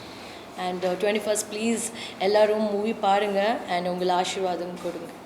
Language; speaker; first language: Tamil; non-native, learner; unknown